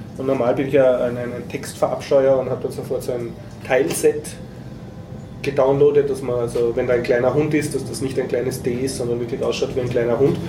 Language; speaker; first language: German; native; German